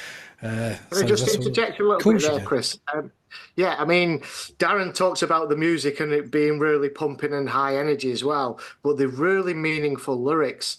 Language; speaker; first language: English; native; English